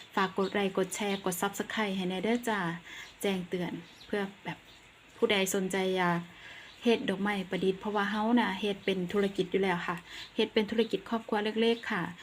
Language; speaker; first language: Thai; non-native, local second language; Northeastern Thai